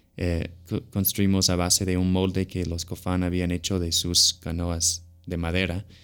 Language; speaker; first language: Spanish; non-native, fluent; English